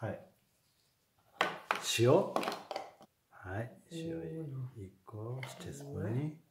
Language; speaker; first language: Japanese; native; Japanese